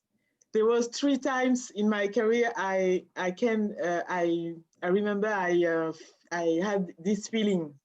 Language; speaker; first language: English; non-native, learner; French